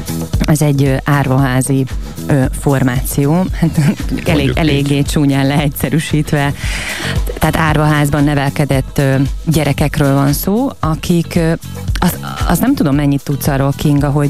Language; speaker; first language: Hungarian; native; Hungarian